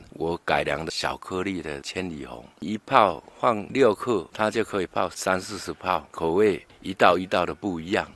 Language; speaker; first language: Chinese; native; Chinese